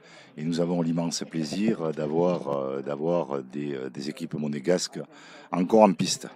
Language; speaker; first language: French; native; French